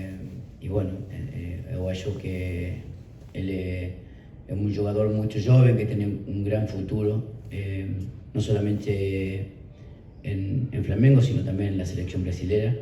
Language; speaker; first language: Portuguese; non-native, learner; Spanish